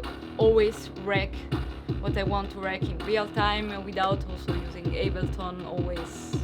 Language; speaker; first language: English; non-native, fluent; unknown